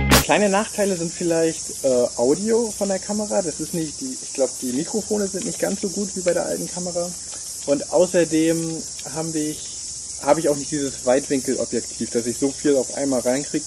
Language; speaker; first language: German; native; German